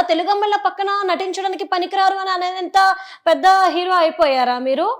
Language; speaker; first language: Telugu; native; Telugu